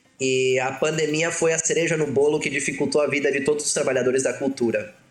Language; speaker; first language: Portuguese; early bilingual, other home language; Spanish